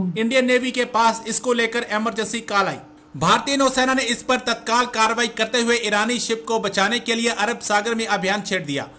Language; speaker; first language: Hindi; native; Hindi